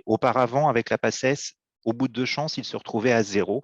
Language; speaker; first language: French; native; French